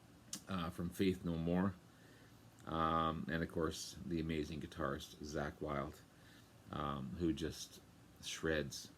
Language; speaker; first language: English; native; English